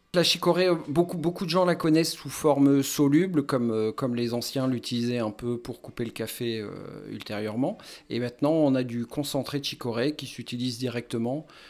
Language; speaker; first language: French; native; French